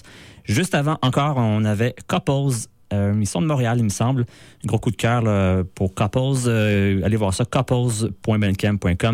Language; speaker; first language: French; native; French